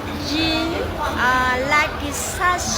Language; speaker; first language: English; non-native, learner; Vietnamese